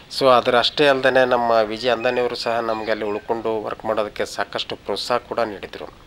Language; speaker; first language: Kannada; native; Kannada